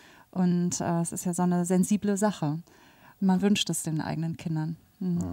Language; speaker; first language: German; native; German